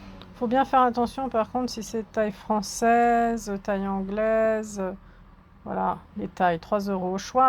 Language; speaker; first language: French; native; French